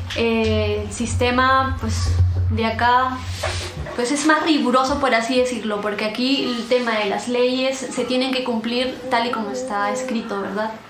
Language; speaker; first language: Spanish; native; Spanish